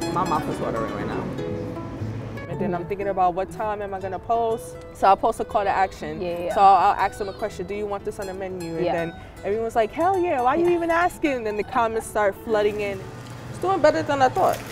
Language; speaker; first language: English; native; English